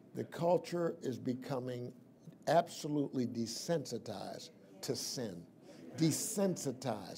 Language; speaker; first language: English; native; English